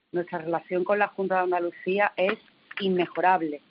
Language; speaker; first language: Spanish; native; Spanish